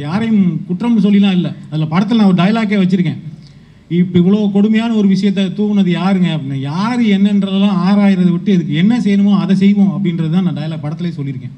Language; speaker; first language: Tamil; native; Tamil